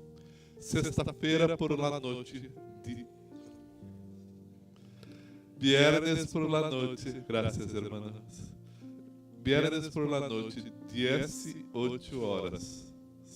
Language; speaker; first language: Spanish; non-native, fluent; Portuguese